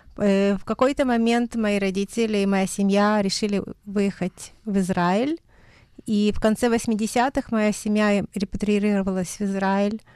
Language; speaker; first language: Russian; native; Russian